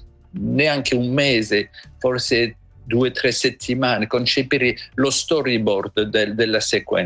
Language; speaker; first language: Italian; non-native, fluent; French